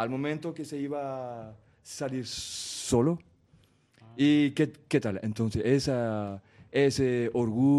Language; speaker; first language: Spanish; non-native, fluent; French